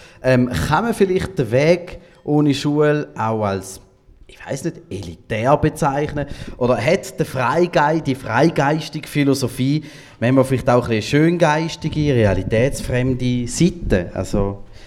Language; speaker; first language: German; native; German